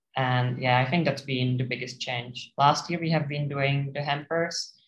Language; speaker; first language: English; non-native, fluent; Czech